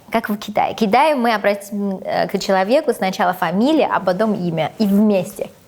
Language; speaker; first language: Russian; non-native, fluent; Chinese